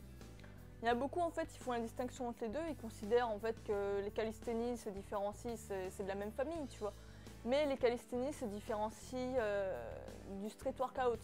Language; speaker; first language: French; native; French